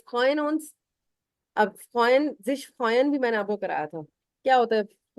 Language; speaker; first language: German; non-native, fluent; Urdu